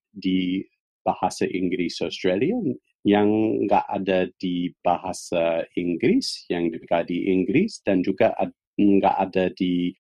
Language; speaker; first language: Indonesian; non-native, fluent; English